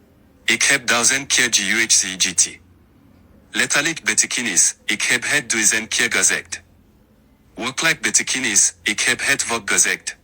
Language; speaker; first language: Dutch; non-native, learner; English